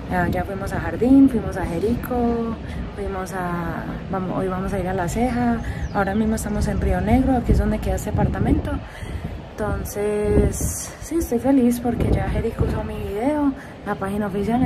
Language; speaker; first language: Spanish; early bilingual, heritage; Spanish